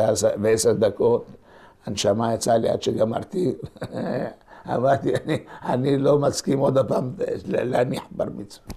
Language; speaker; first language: Hebrew; non-native, local second language; Ladino